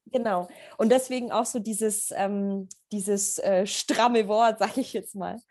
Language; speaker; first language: German; early bilingual, other home language; Polish